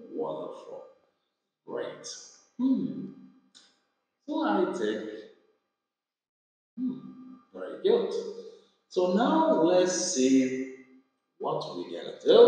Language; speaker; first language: English; non-native, fluent; Vietnamese